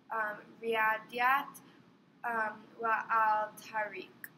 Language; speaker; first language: Arabic; non-native, learner; English